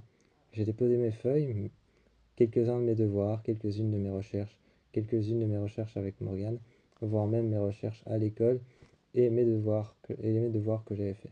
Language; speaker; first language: French; native; French